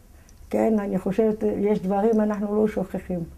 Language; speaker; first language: Hebrew; non-native, fluent; Arabic